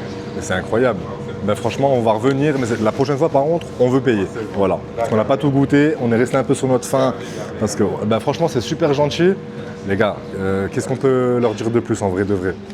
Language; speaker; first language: French; native; French